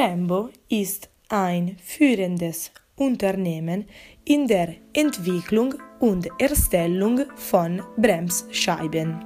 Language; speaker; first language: German; non-native, learner; Italian